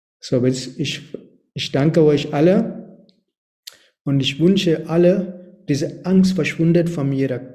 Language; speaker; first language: German; non-native, learner; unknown